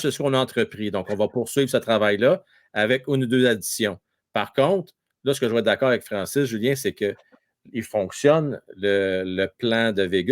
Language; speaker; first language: French; native; French